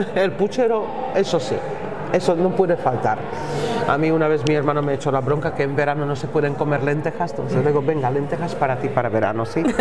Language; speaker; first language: Spanish; non-native, fluent; Slovak